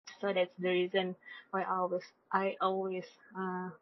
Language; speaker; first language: English; non-native, learner; Indonesian